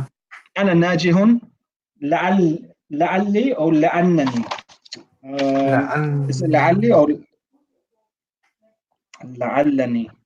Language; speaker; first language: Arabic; non-native, fluent; English